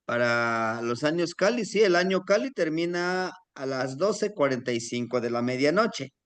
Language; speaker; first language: Spanish; native; Spanish